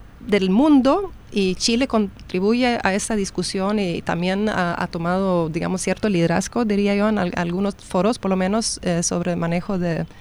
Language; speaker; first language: Spanish; non-native, fluent; Swedish